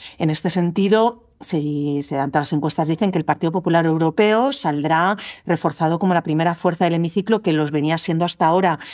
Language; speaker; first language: Spanish; native; Spanish